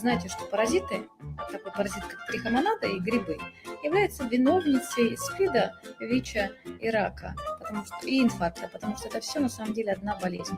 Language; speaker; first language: Russian; native; Russian